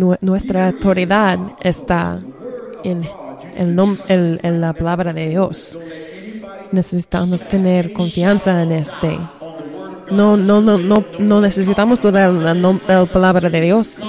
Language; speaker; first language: Spanish; non-native, learner; English